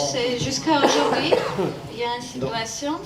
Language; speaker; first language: French; non-native, learner; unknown